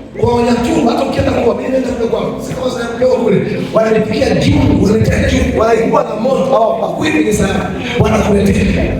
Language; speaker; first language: Swahili; non-native, local second language; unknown